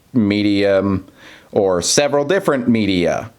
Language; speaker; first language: English; native; English